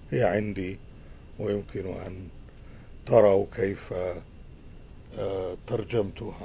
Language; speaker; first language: Arabic; native; Arabic